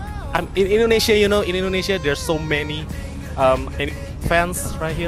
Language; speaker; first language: English; non-native, learner; Indonesian